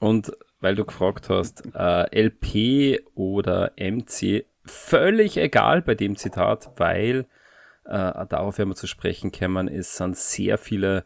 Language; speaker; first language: German; native; German